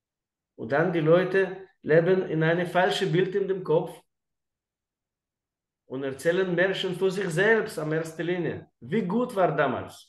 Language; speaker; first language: German; non-native, learner; Russian